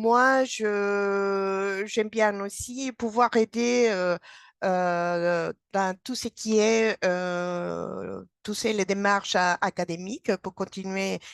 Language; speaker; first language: French; non-native, fluent; Spanish